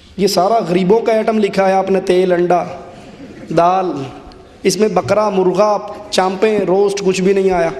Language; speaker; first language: Urdu; non-native, local second language; Punjabi